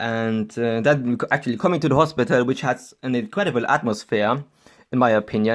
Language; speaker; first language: English; non-native, fluent; German